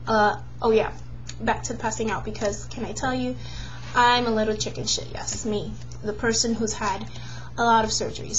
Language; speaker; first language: English; native; English